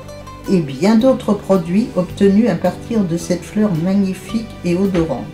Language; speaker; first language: French; native; French